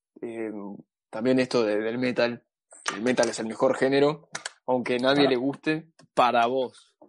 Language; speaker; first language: Spanish; native; Spanish